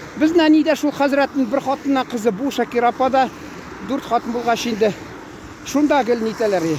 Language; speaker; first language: Tatar; early bilingual, heritage; Tatar